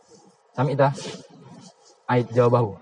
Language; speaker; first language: Arabic; non-native, learner; Indonesian